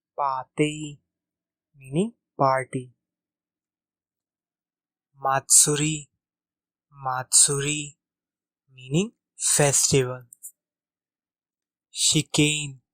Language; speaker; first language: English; non-native, local second language; Hindi